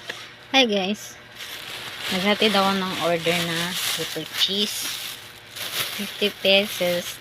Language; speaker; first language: Filipino; non-native, local second language; Cebuano